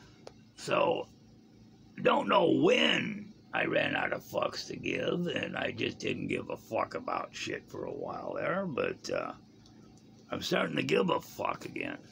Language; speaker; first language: English; native; English